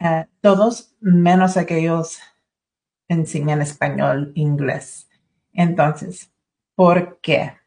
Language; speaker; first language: Spanish; early bilingual, other home language; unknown